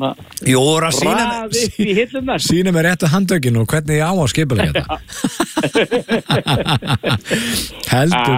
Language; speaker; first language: Icelandic; native; Icelandic